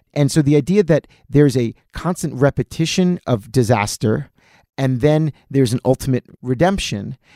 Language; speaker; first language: English; native; English